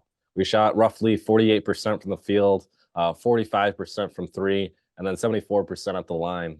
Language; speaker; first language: English; native; English